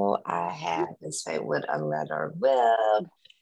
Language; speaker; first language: English; native; English